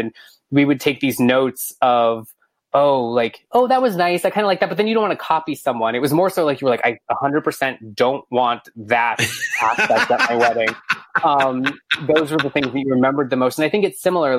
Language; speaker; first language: English; native; English